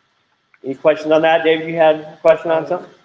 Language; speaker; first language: English; native; English